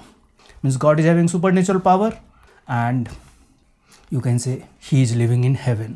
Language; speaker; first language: English; non-native, local second language; Hindi